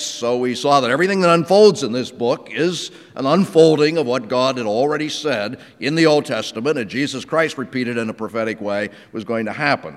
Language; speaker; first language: English; native; English